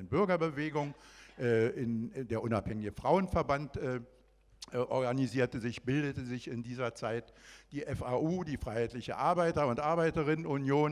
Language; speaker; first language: German; native; German